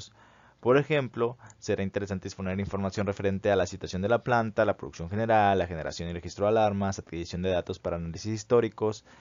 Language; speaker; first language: Spanish; native; Spanish